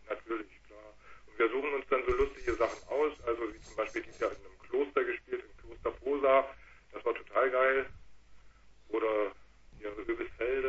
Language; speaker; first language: German; native; German